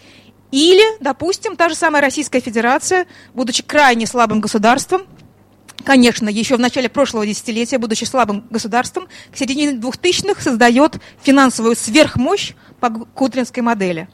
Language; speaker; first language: Russian; native; Russian